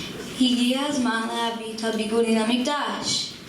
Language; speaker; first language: Hebrew; non-native, learner; English